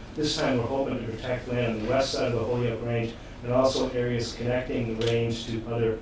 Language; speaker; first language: English; native; English